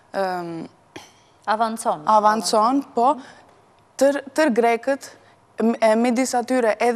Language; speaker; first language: Albanian; early bilingual, heritage; Albanian